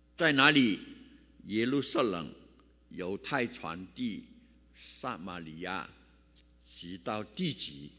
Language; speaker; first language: Chinese; non-native, local second language; Cantonese